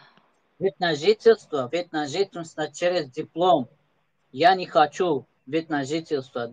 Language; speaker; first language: Russian; non-native, learner; Turkmen